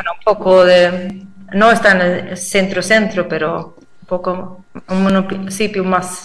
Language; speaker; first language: Spanish; non-native, fluent; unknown